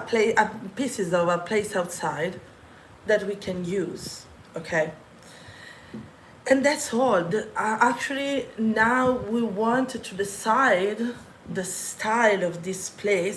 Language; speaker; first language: English; non-native, fluent; Italian